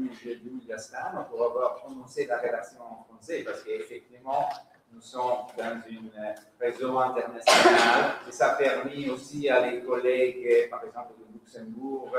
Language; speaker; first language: French; non-native, fluent; Italian